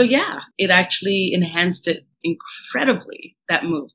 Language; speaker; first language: English; early bilingual, other home language; Telugu